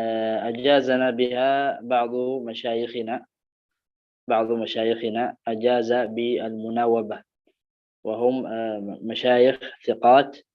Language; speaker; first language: Arabic; native; Arabic